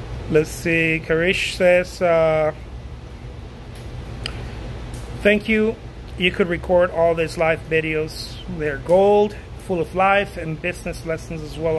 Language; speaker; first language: English; non-native, fluent; Spanish